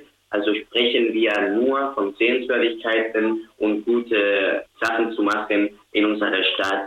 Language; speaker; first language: German; non-native, learner; Spanish